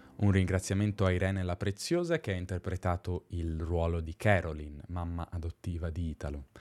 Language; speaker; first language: Italian; native; Italian